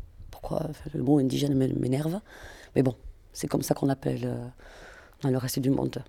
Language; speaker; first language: French; non-native, fluent; Spanish